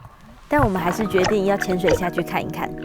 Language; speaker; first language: Chinese; native; Chinese